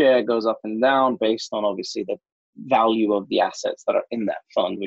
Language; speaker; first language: English; native; English